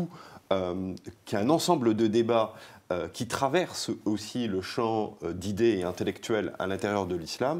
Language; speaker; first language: French; native; French